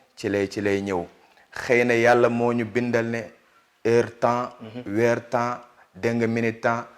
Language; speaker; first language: Wolof; non-native, local second language; Fula